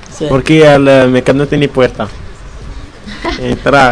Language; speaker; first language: Spanish; non-native, learner; Arabic